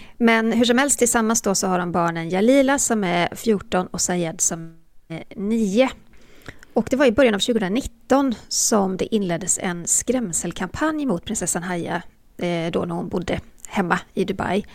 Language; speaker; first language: Swedish; native; Swedish